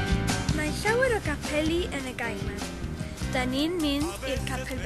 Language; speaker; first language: Welsh; non-native, learner; Spanish